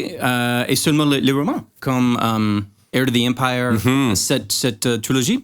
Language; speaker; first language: French; non-native, learner; English